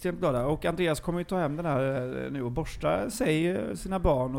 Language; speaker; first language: Swedish; native; Swedish